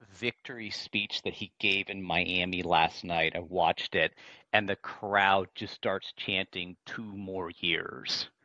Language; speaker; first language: English; native; English